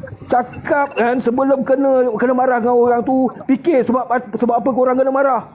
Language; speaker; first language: Malay; native; Malay